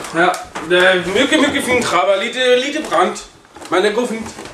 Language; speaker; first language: Norwegian; non-native, learner; Swedish